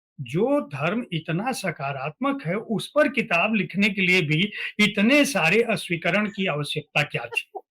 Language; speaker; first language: Hindi; native; Hindi